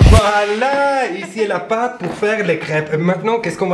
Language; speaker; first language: French; non-native, learner; Spanish